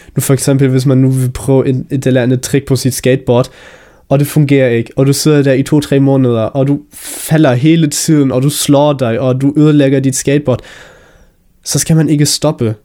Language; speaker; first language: Danish; early bilingual, heritage; Danish